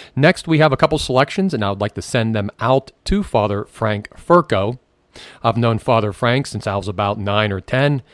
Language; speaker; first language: English; native; English